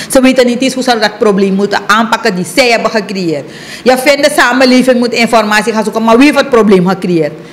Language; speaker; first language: Dutch; native; Dutch